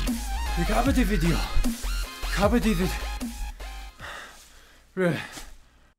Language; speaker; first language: German; non-native, learner; English